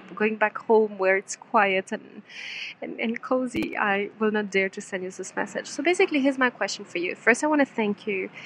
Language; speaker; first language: English; non-native, fluent; French